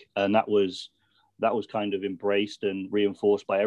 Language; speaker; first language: English; native; English